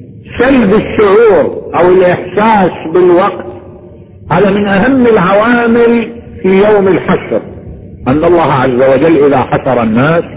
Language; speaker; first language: Arabic; native; Arabic